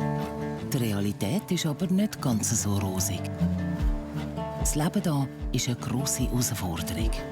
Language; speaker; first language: German; native; German